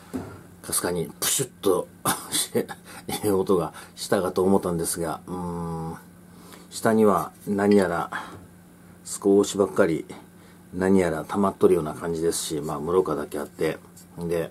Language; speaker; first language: Japanese; native; Japanese